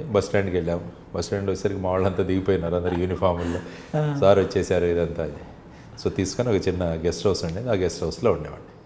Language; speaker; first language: Telugu; native; Telugu